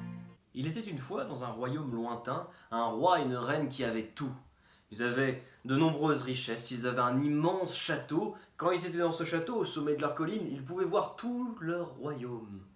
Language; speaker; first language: French; native; French